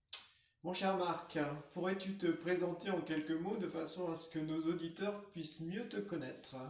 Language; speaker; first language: French; native; French